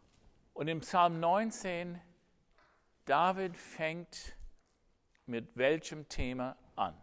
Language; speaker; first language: German; non-native, fluent; English